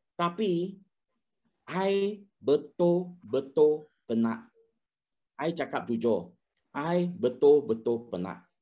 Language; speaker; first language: Malay; non-native, local second language; Chinese